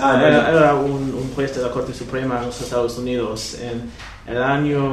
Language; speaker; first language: Spanish; non-native, fluent; English